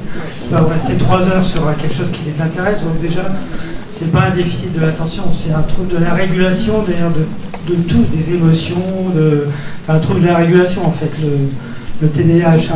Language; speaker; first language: French; native; French